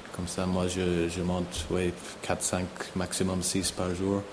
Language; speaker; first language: French; non-native, learner; English